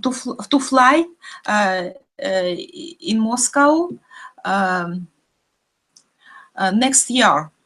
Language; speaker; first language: English; non-native, learner; Russian